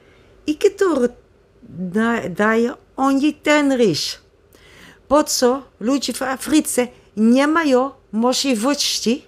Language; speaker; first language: Polish; non-native, learner; Dutch